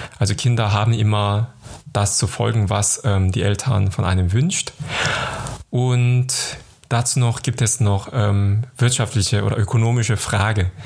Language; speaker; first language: German; non-native, fluent; Korean